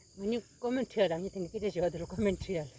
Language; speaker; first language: Hindi; non-native, local second language; Tibetan